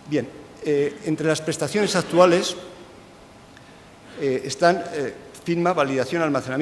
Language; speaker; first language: Spanish; native; Spanish